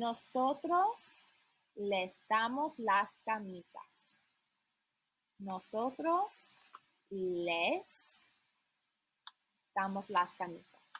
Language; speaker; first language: Spanish; non-native, learner; English